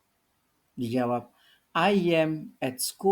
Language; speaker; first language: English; non-native, fluent; Indonesian